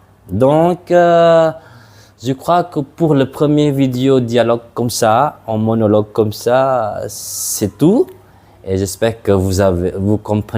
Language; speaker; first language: French; non-native, fluent; Madurese